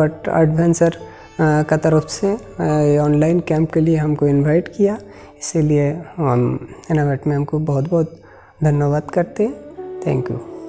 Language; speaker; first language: Hindi; non-native, local second language; Bangla